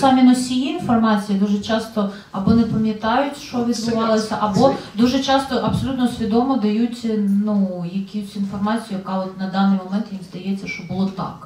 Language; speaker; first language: Ukrainian; native; Ukrainian